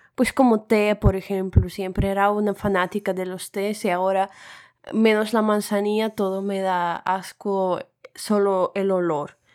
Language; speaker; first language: Spanish; non-native, fluent; Russian